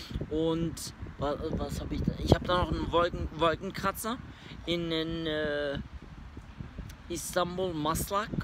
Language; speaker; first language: German; early bilingual, other home language; Turkish